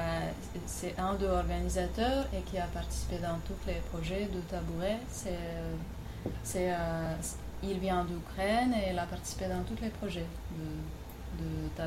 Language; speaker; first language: French; non-native, fluent; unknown